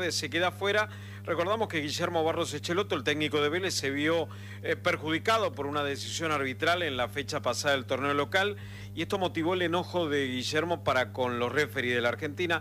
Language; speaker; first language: Spanish; native; Spanish